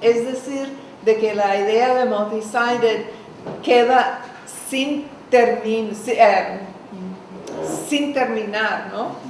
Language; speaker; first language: Spanish; non-native, fluent; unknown